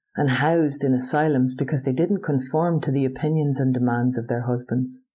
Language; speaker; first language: English; native; English